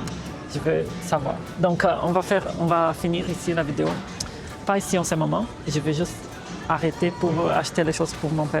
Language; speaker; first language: French; non-native, fluent; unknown